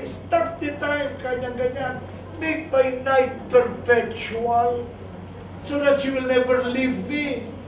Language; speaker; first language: English; non-native, local second language; Filipino